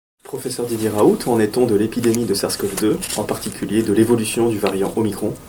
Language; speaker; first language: French; native; French